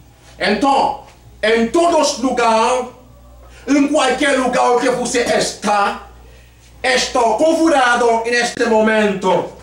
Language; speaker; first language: Portuguese; non-native, learner; Haitian Creole